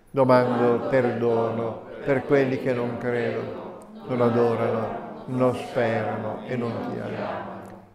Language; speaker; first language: Italian; native; Italian